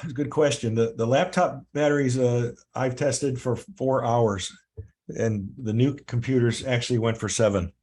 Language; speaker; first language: English; native; English